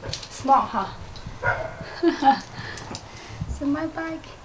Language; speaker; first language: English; non-native, learner; Chinese